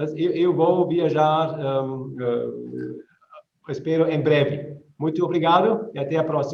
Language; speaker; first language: Portuguese; non-native, learner; German